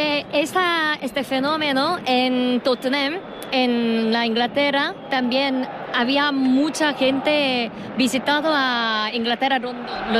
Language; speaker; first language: Spanish; non-native, learner; Korean